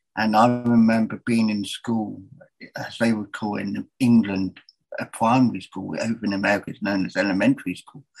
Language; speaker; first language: English; native; English